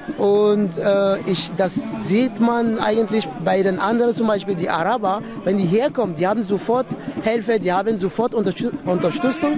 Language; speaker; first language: German; non-native, fluent; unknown